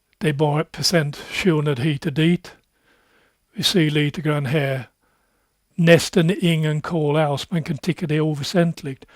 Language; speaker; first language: Swedish; non-native, fluent; English